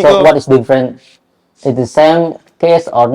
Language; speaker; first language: English; non-native, learner; Indonesian